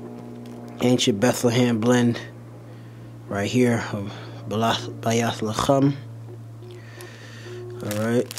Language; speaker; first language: English; native; English